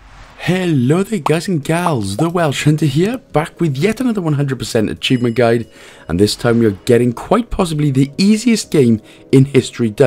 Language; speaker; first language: English; native; English